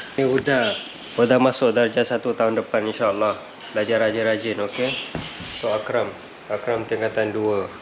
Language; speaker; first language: Malay; non-native, fluent; Western Cham